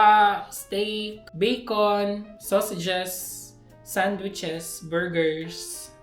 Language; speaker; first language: English; non-native, local second language; Filipino